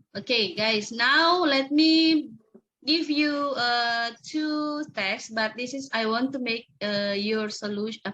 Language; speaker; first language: English; non-native, learner; Indonesian